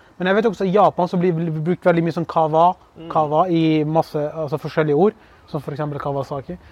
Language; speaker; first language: Norwegian; early bilingual, other home language; Kurdish